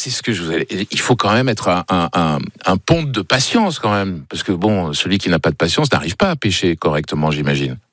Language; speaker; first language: French; native; French